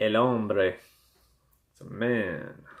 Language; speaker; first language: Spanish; non-native, learner; English